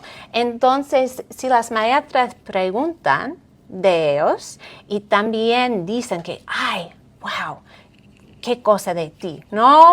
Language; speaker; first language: Spanish; non-native, fluent; English